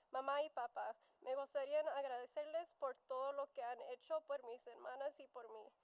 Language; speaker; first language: Spanish; early bilingual, other home language; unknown